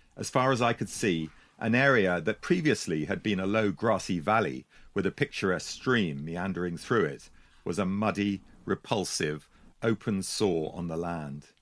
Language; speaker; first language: English; native; English